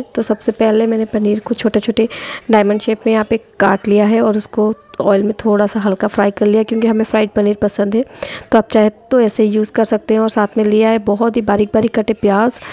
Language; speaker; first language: Hindi; non-native, local second language; Odia